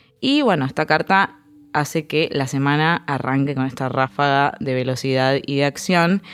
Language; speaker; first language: Spanish; native; Spanish